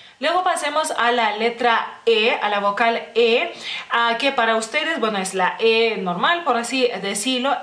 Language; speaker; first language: Spanish; non-native, fluent; Lithuanian